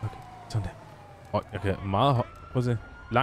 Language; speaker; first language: Danish; native; Danish